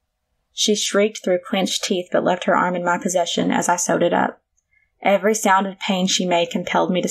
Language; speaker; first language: English; native; English